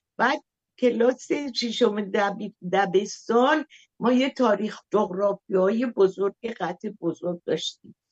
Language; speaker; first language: Persian; native; Persian